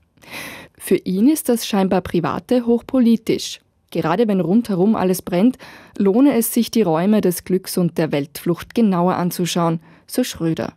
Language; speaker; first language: German; native; German